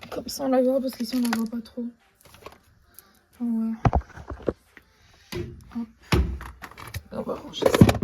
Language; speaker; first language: French; native; French